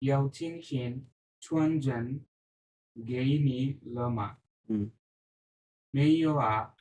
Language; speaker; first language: Chinese; non-native, learner; Bangla